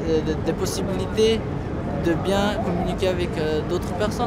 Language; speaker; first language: French; non-native, fluent; Albanian